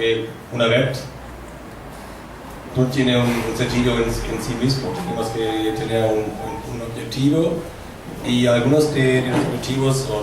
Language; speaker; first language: Spanish; non-native, fluent; German